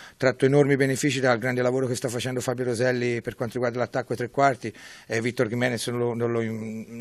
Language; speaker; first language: Italian; native; Italian